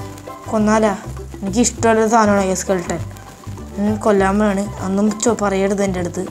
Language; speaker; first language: Malayalam; native; Malayalam